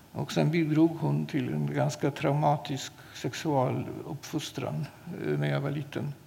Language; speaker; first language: Swedish; non-native, fluent; Polish